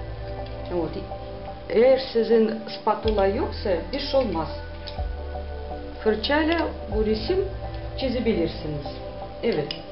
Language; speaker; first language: Turkish; non-native, learner; Russian